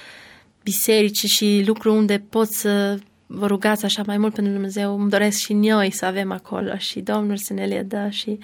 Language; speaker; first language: Romanian; non-native, learner; Albanian